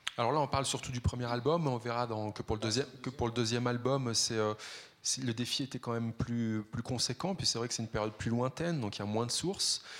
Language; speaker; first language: French; native; French